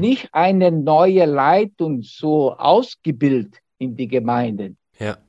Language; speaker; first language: German; non-native, learner; Portuguese